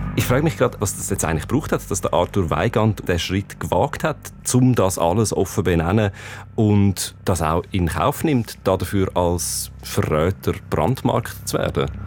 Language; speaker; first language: German; native; German